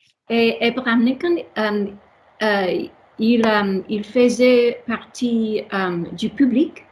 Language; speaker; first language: French; non-native, learner; English